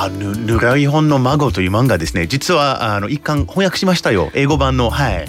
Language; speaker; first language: Japanese; non-native, fluent; English